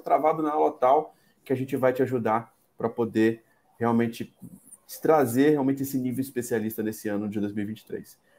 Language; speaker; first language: Portuguese; native; Portuguese